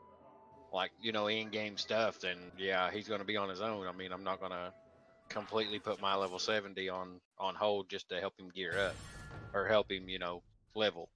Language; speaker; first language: English; native; English